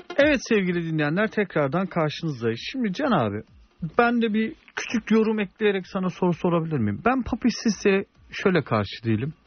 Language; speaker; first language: Turkish; native; Turkish